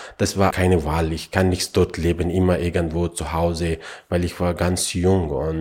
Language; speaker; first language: German; non-native, learner; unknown